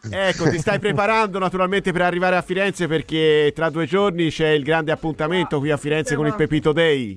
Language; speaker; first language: Italian; native; Italian